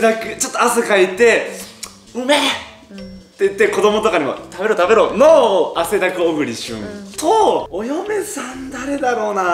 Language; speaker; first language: Japanese; native; Japanese